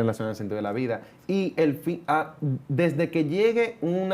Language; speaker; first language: Spanish; native; Spanish